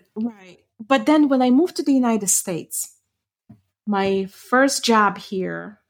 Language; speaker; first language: English; non-native, fluent; Ukrainian